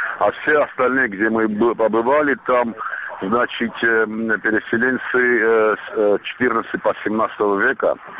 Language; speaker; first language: Russian; non-native, local second language; Armenian